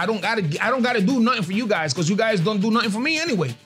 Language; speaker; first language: English; early bilingual, other home language; Spanish